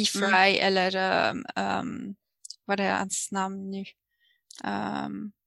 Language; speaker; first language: Swedish; non-native, learner; French